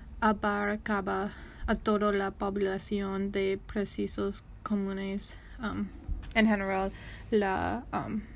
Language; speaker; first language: Spanish; non-native, learner; English